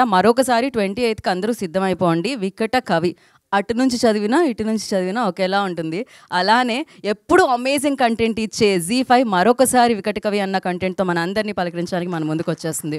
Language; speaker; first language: Telugu; native; Telugu